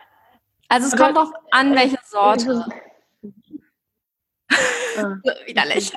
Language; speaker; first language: German; native; German